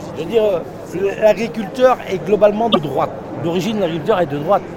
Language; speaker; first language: French; native; French